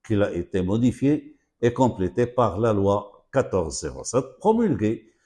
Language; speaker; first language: French; non-native, local second language; Arabic